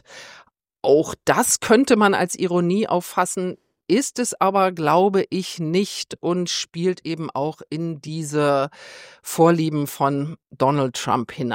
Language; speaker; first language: German; native; German